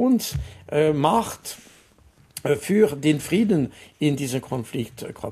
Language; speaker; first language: German; non-native, local second language; French